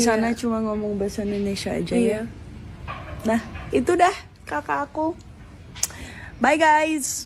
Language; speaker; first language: Indonesian; early bilingual, other home language; Dutch